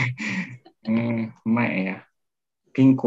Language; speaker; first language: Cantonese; non-native, learner; Indonesian